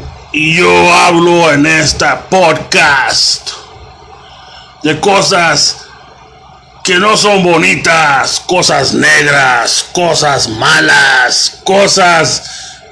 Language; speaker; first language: Spanish; native; Spanish